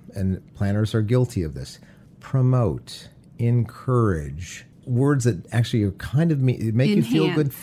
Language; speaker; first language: English; native; English